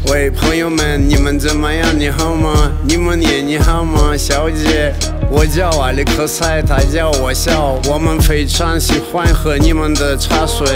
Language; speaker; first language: Chinese; non-native, learner; Russian